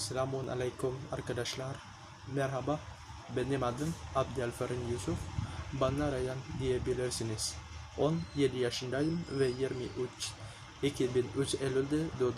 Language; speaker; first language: Turkish; non-native, learner; Indonesian